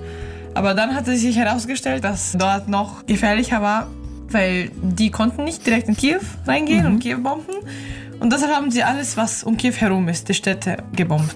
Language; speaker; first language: German; non-native, fluent; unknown